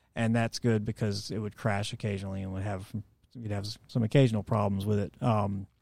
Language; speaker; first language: English; native; English